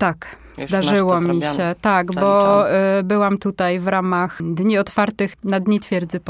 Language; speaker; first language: Polish; native; Polish